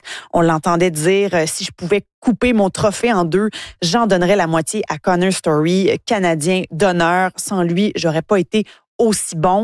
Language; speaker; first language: French; native; French